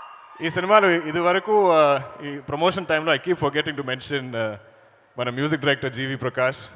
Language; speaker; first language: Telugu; non-native, learner; Malayalam